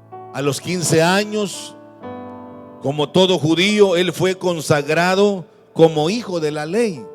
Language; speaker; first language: Spanish; native; Spanish